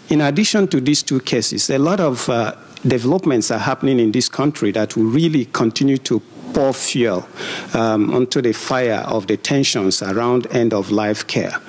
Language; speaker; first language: English; non-native, local second language; Igbo